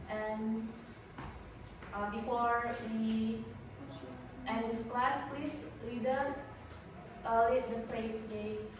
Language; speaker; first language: English; non-native, learner; Indonesian